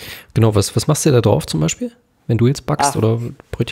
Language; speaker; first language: German; native; German